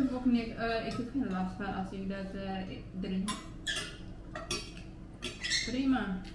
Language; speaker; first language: Dutch; non-native, learner; Filipino